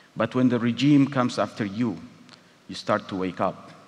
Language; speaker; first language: English; non-native, fluent; Tigrinya